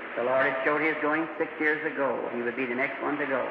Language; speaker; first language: English; native; English